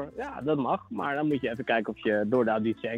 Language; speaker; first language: Dutch; native; Dutch